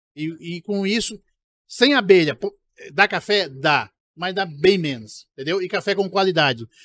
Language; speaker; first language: Portuguese; native; Portuguese